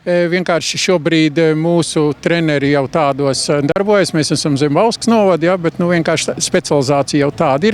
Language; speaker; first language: Latvian; native; Latvian